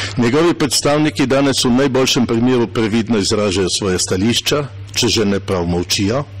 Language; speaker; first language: Slovenian; native; Slovenian